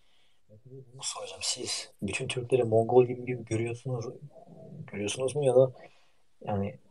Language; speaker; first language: Turkish; early bilingual, heritage; Turkish